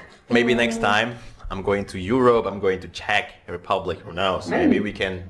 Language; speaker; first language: English; non-native, fluent; Indonesian